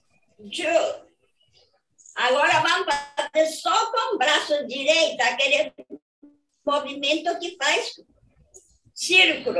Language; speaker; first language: Portuguese; non-native, fluent; Japanese